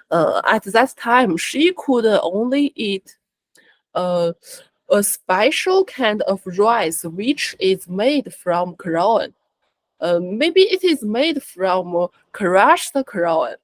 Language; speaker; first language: English; non-native, learner; Chinese